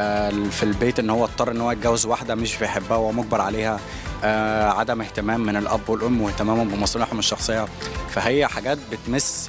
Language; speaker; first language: Arabic; native; Arabic